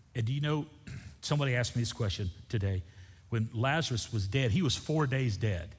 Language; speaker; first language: English; native; English